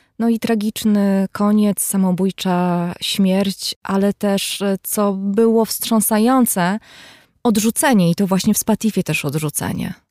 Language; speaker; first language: Polish; native; Polish